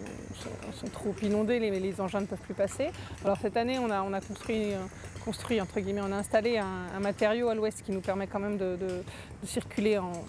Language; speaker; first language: French; native; French